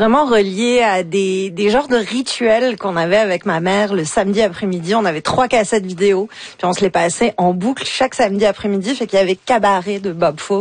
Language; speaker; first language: French; native; French